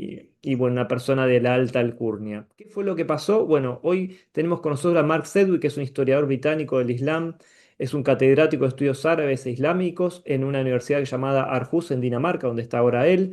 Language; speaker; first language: Spanish; native; Spanish